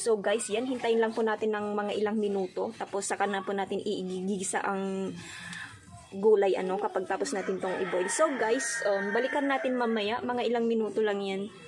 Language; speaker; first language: Filipino; non-native, local second language; Iloko